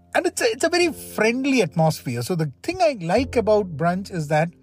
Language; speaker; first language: English; non-native, local second language; Malayalam